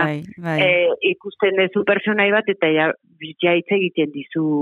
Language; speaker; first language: Basque; native; Basque